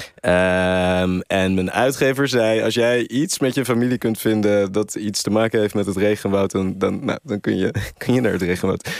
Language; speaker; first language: Dutch; native; Dutch